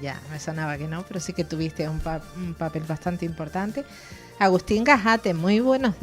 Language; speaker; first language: Spanish; native; Spanish